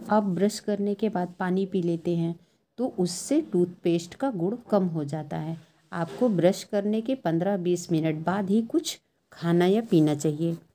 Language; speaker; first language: Hindi; native; Hindi